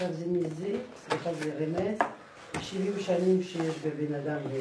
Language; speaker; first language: Hebrew; non-native, fluent; French